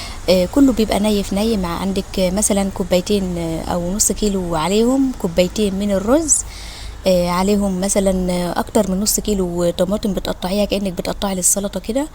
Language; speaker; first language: Arabic; native; Arabic